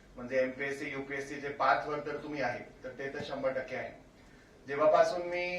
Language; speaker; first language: Marathi; non-native, local second language; Hindi